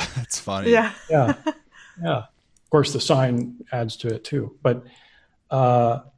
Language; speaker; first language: English; native; English